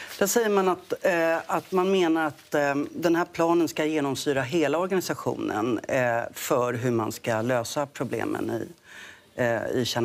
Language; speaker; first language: Swedish; native; Swedish